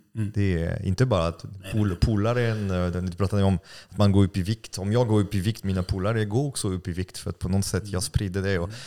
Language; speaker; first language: Swedish; non-native, fluent; French